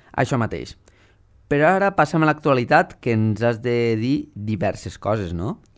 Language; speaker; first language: Catalan; native; Catalan